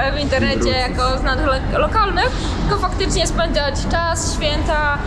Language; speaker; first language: Polish; native; Polish